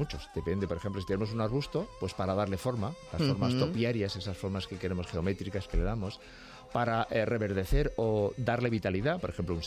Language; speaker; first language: Spanish; native; Spanish